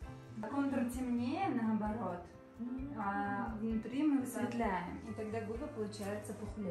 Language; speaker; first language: Russian; non-native, local second language; Uzbek